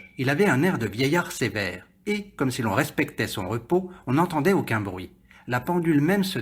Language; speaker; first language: French; native; French